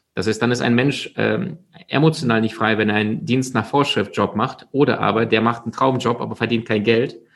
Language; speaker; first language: German; early bilingual, other home language; Russian